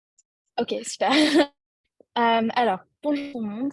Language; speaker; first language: French; non-native, fluent; English